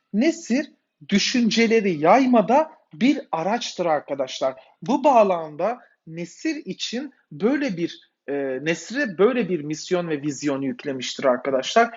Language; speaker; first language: Turkish; native; Turkish